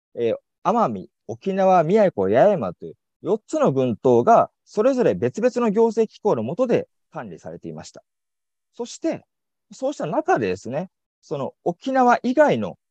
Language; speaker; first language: Japanese; native; Japanese